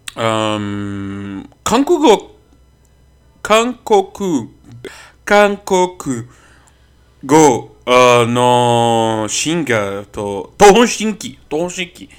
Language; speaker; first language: Japanese; non-native, learner; Portuguese